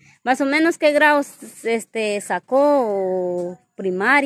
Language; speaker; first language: Spanish; native; Spanish